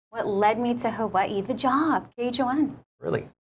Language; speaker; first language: English; native; English